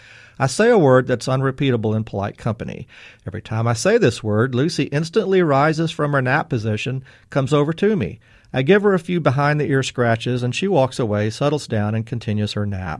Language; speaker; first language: English; native; English